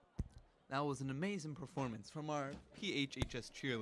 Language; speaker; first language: English; native; English